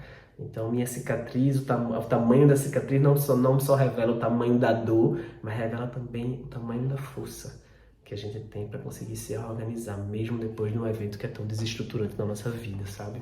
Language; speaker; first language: Portuguese; native; Portuguese